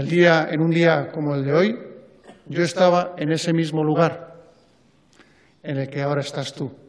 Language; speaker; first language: Spanish; native; Spanish